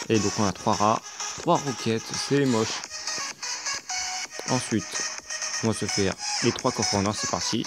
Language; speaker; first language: French; native; French